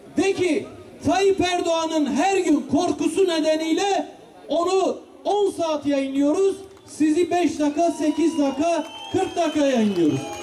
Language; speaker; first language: Turkish; non-native, local second language; Kurdish